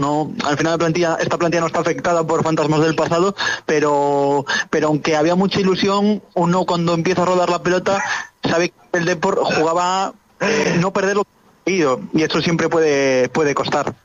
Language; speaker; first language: Spanish; native; Spanish